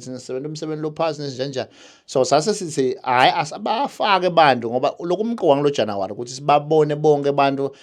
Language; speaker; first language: Zulu; native; Zulu